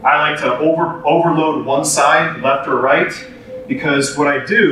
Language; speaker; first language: English; native; English